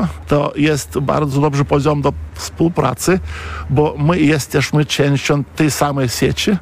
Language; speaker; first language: Polish; non-native, fluent; Lithuanian